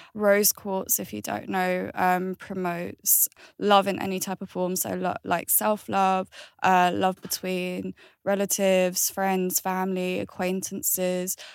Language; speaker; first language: English; native; English